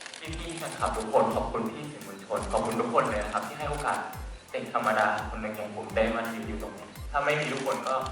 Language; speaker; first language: Thai; native; Thai